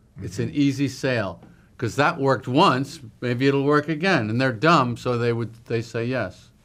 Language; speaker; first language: English; native; English